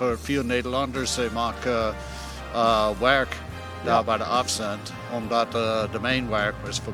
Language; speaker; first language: Dutch; non-native, learner; English